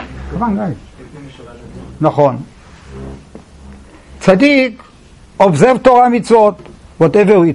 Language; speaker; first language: English; non-native, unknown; Hebrew